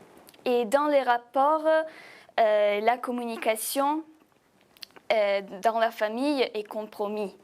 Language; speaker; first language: French; non-native, fluent; Italian